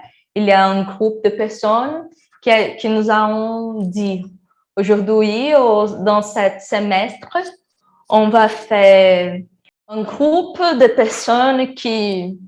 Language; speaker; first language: French; non-native, learner; Portuguese